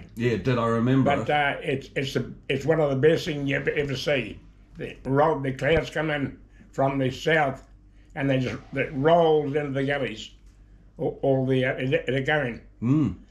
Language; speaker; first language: English; native; English